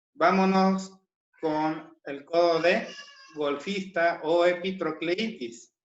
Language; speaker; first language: Spanish; native; Spanish